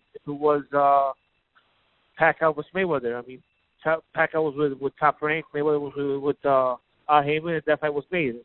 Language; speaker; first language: English; native; English